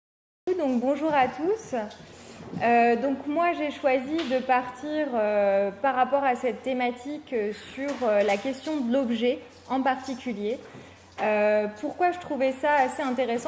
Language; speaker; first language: French; native; French